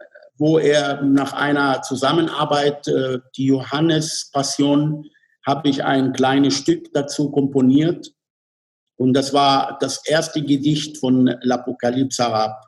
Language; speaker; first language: German; non-native, fluent; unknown